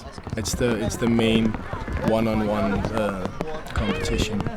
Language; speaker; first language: English; non-native, fluent; Danish